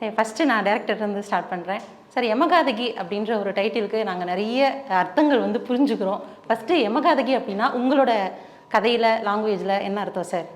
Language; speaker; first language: Tamil; native; Tamil